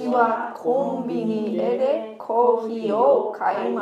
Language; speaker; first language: Japanese; non-native, learner; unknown